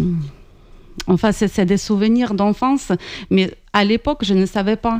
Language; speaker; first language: French; non-native, fluent; Ukrainian